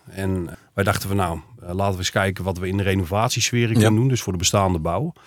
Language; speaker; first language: Dutch; native; Dutch